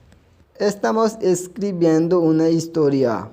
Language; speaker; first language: Spanish; non-native, fluent; Urdu